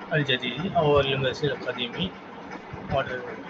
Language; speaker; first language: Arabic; non-native, fluent; Tamil